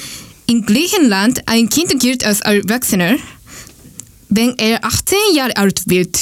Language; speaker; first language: German; non-native, learner; Japanese